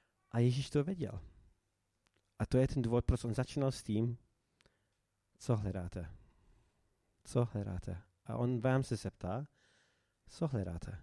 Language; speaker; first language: Czech; non-native, fluent; English